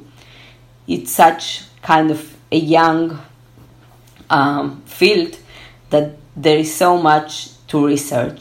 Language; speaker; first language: English; early bilingual, other home language; Spanish